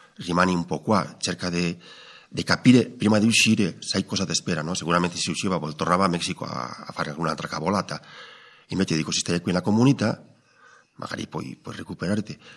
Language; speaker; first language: Italian; non-native, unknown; Spanish